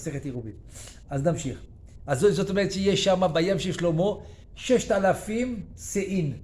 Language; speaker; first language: Hebrew; non-native, fluent; French